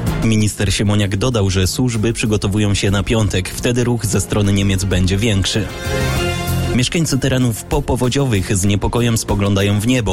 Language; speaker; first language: Polish; native; Polish